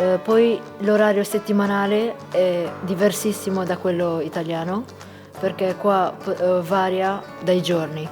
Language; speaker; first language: Italian; non-native, local second language; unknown